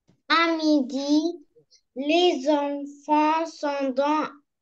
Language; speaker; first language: French; non-native, learner; Arabic